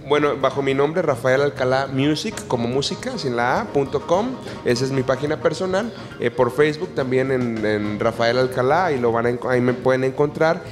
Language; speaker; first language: Spanish; native; Spanish